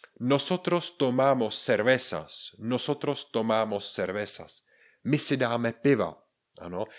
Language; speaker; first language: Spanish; non-native, fluent; Czech